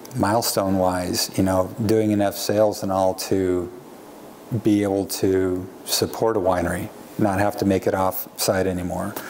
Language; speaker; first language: English; native; English